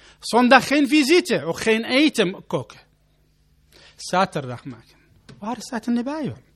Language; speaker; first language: Dutch; non-native, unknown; Arabic